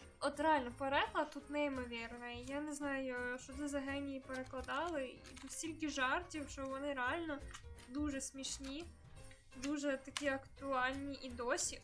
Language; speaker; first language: Ukrainian; native; Ukrainian